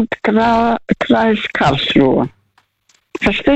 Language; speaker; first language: German; non-native, fluent; Russian